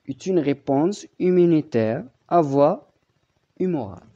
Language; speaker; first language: French; non-native, local second language; Arabic